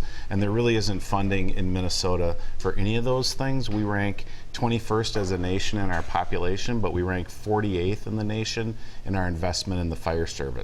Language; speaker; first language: English; native; English